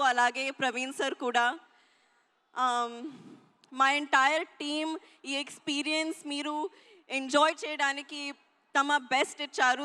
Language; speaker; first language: Telugu; non-native, learner; Hindi